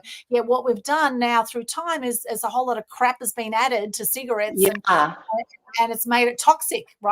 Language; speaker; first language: English; native; English